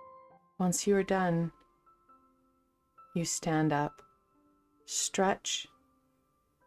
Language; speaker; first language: English; native; English